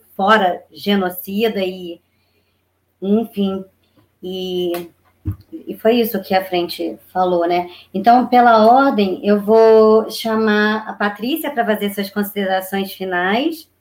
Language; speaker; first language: Portuguese; native; Portuguese